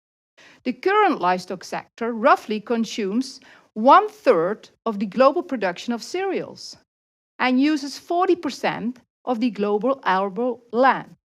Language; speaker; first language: English; non-native, fluent; Dutch